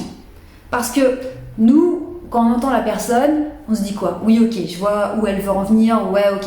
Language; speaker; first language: French; native; French